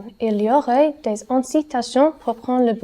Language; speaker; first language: French; non-native, learner; English